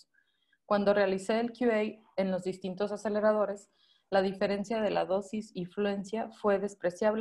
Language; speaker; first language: Spanish; native; Spanish